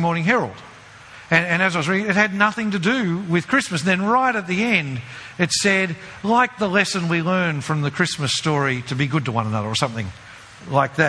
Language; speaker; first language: English; native; English